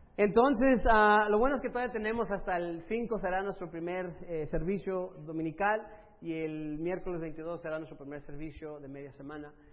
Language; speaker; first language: Spanish; early bilingual, other home language; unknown